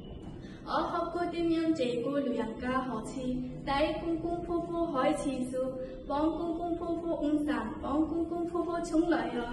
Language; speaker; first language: Cantonese; non-native, learner; Bangla